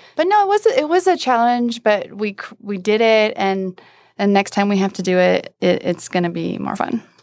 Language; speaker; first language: English; native; English